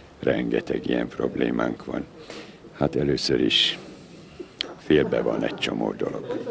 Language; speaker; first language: Hungarian; native; Hungarian